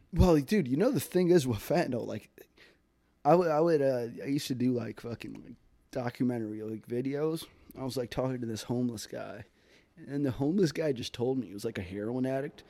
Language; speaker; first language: English; native; English